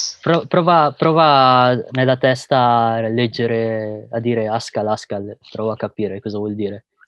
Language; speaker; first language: Italian; early bilingual, other home language; Filipino